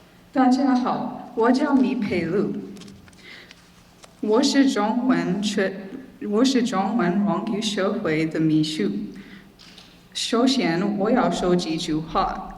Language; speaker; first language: Chinese; non-native, learner; English